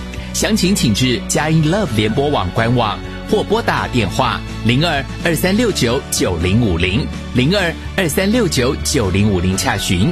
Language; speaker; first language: Chinese; native; Chinese